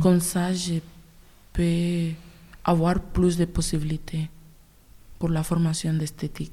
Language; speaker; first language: French; non-native, learner; Spanish